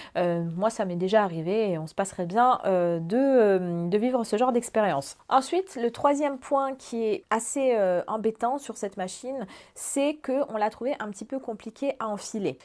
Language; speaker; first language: French; native; French